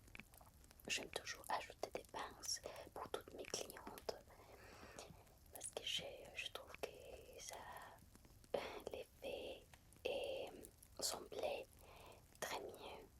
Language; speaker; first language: French; non-native, fluent; Spanish